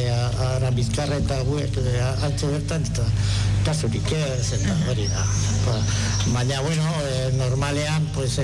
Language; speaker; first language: Basque; non-native, local second language; Spanish